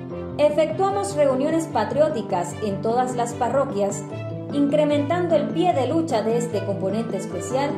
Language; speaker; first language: Spanish; native; Spanish